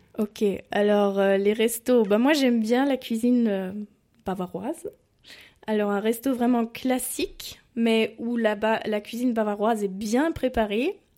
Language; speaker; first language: French; non-native, fluent; German